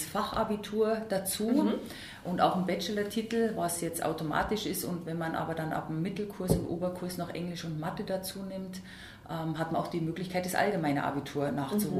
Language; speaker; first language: German; native; German